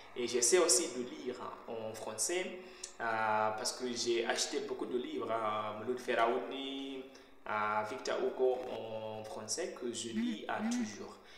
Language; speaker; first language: French; non-native, fluent; Shona